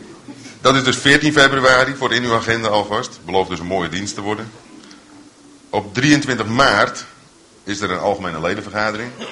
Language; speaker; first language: Dutch; native; Dutch